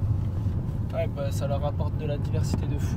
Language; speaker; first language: French; native; French